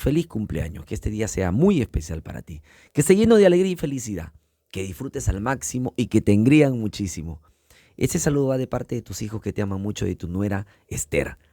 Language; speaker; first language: Spanish; native; Spanish